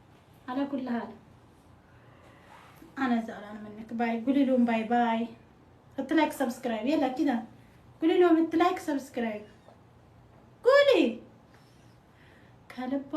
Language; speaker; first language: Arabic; non-native, fluent; Amharic